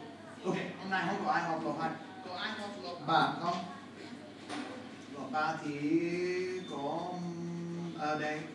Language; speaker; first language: Vietnamese; non-native, fluent; English